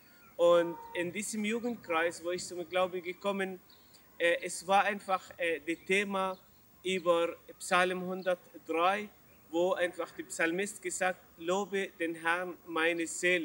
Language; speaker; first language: German; non-native, learner; Arabic